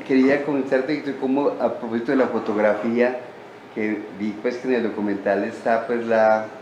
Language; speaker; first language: Spanish; native; Spanish